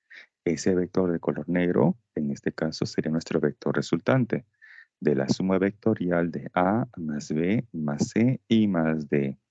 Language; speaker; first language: Spanish; native; Spanish